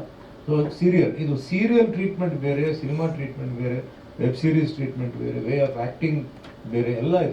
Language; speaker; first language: Kannada; non-native, local second language; Tulu